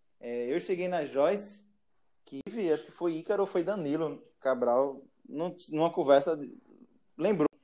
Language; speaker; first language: Portuguese; native; Portuguese